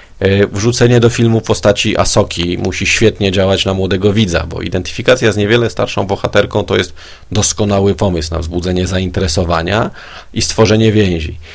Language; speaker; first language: Polish; native; Polish